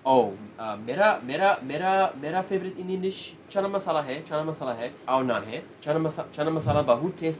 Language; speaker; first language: Hindi; non-native, learner; English